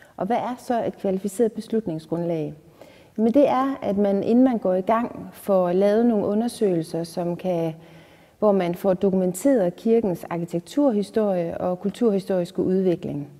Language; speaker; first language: Danish; native; Danish